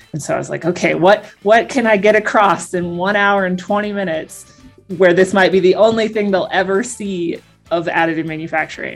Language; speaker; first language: English; native; English